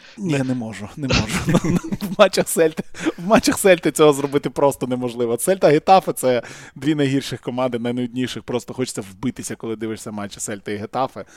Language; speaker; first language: Ukrainian; non-native, local second language; Russian